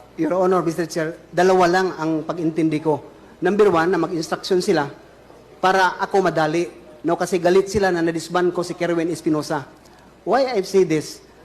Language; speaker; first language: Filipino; non-native, local second language; Cebuano